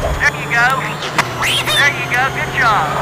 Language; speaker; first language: English; native; English